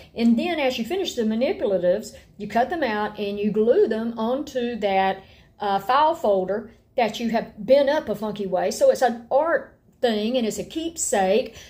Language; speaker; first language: English; native; English